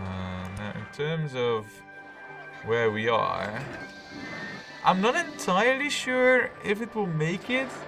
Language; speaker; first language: English; non-native, fluent; Dutch